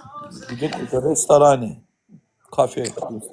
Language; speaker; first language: Russian; non-native, learner; Azerbaijani